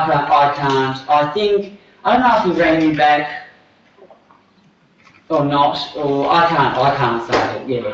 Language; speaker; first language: English; native; English